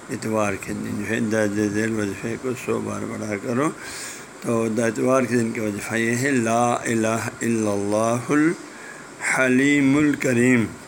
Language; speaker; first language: Urdu; non-native, local second language; Balti